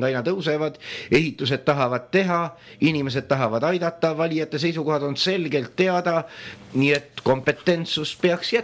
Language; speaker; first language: Estonian; native; Estonian